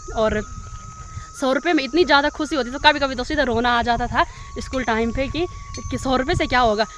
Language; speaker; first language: Hindi; non-native, local second language; Garhwali